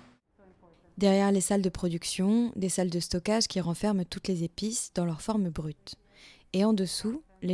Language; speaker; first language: French; native; French